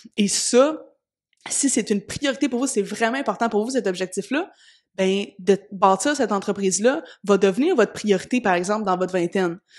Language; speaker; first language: French; native; French